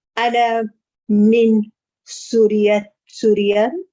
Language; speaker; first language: Arabic; non-native, learner; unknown